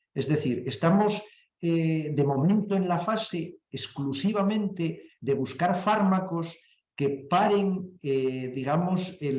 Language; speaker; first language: Spanish; native; Spanish